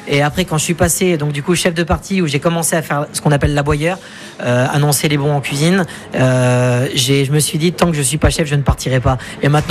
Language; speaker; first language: French; native; French